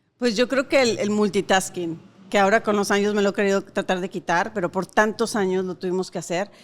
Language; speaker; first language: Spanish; native; Spanish